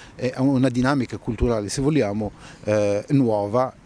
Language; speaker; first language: Italian; non-native, fluent; Arabic